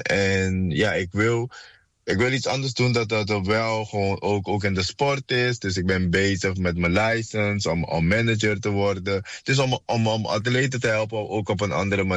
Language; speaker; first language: Dutch; non-native, fluent; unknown